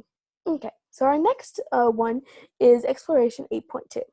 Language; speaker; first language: English; native; English